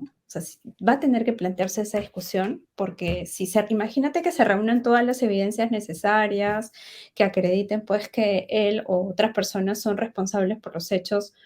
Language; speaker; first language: Spanish; native; Spanish